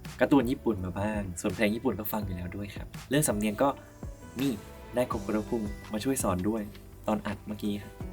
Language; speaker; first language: Thai; native; Thai